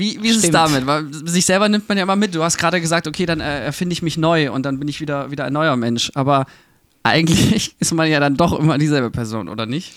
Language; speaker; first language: German; native; German